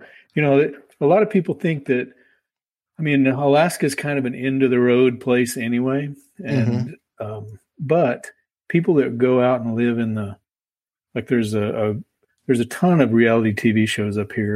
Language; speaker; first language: English; native; English